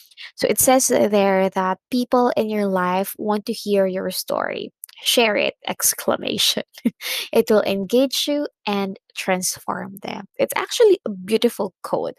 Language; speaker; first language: English; non-native, local second language; Filipino